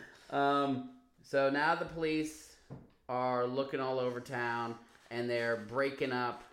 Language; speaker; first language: English; native; English